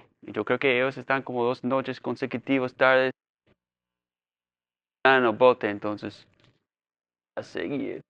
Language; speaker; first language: Spanish; non-native, fluent; English